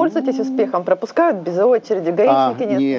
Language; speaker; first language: Russian; native; Russian